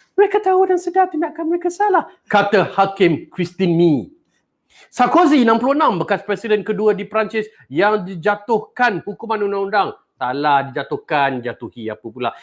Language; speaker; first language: Malay; native; Malay